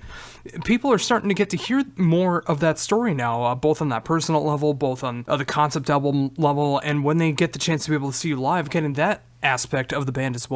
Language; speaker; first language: English; native; English